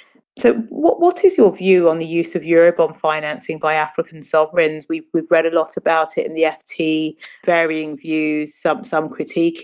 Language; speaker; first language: English; non-native, local second language; Akan